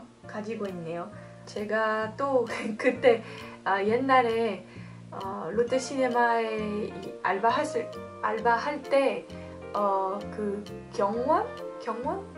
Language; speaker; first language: Korean; non-native, fluent; French